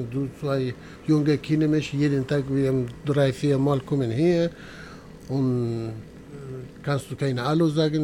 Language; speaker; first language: German; non-native, learner; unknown